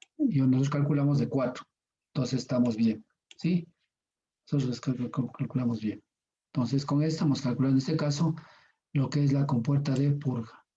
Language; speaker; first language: Spanish; native; Spanish